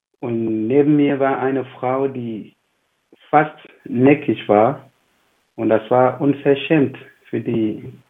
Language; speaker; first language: German; non-native, fluent; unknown